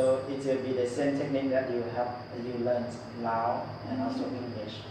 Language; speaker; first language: English; non-native, learner; Lao